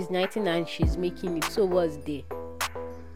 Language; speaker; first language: English; non-native, local second language; Yoruba